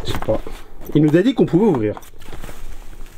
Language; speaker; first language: French; native; French